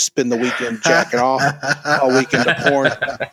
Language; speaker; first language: English; native; English